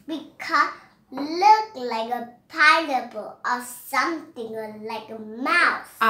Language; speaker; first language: English; non-native, learner; Vietnamese